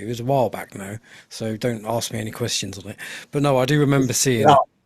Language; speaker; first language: English; native; English